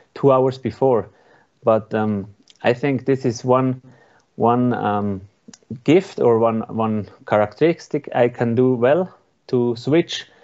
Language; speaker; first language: English; non-native, learner; Swiss German